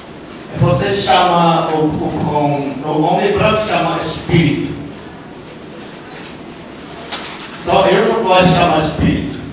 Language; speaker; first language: Portuguese; non-native, local second language; Yanomámi